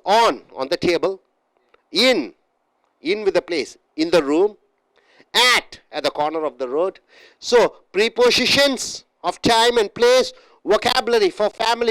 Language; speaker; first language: English; non-native, local second language; Tamil